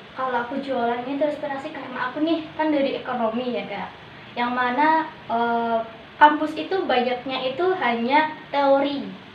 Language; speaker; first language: Indonesian; native; Indonesian